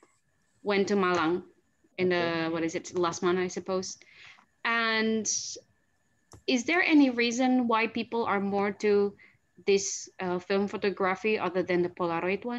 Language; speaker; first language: English; non-native, fluent; Indonesian